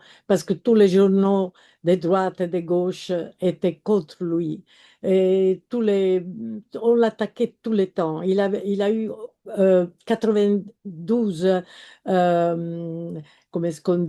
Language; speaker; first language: French; non-native, fluent; Italian